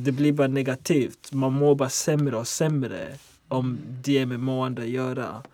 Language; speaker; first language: Swedish; non-native, local second language; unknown